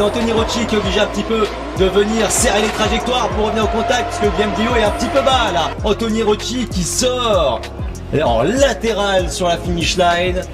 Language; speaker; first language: French; native; French